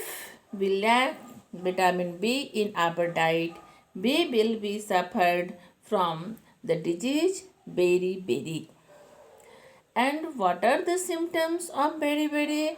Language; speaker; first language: English; non-native, local second language; Hindi